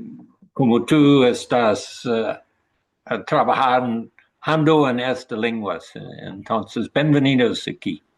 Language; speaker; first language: Spanish; non-native, learner; English